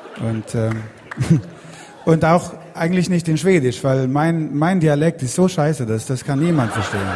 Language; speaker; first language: German; non-native, learner; Swedish